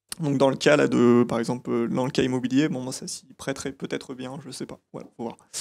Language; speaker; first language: French; native; French